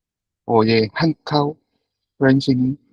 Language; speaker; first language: Chinese; non-native, learner; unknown